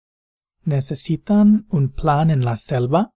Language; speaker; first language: Spanish; non-native, fluent; English